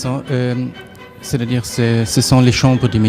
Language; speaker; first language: French; non-native, fluent; German